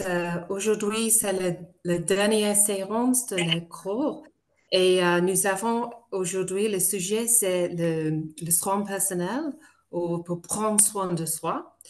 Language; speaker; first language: French; non-native, fluent; English